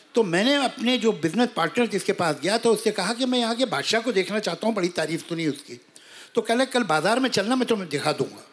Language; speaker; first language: Hindi; native; Hindi